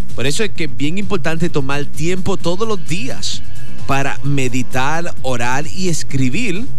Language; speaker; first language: Spanish; native; Spanish